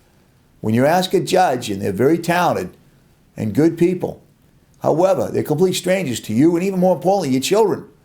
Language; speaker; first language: English; native; English